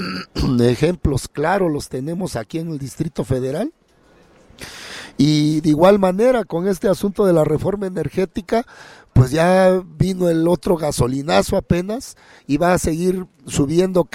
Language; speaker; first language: Spanish; native; Spanish